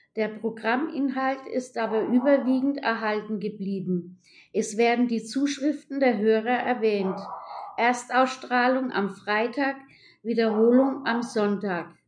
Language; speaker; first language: German; native; German